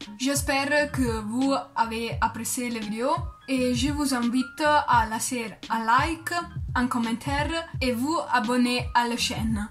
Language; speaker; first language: French; non-native, learner; Italian